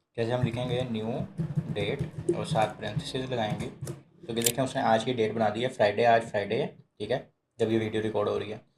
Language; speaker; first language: Urdu; native; Urdu